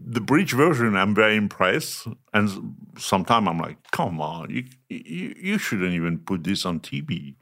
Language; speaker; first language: English; non-native, fluent; French